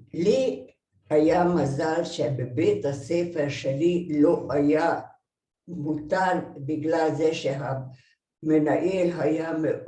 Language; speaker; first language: Hebrew; non-native, fluent; Hungarian